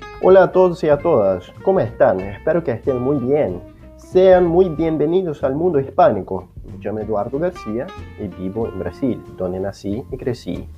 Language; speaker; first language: Spanish; non-native, fluent; Portuguese